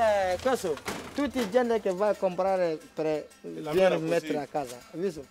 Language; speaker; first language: Italian; non-native, learner; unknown